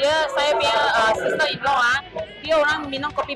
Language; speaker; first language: Malay; non-native, local second language; Chinese